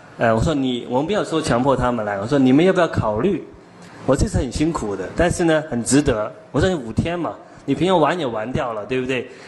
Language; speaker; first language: Chinese; non-native, local second language; Cantonese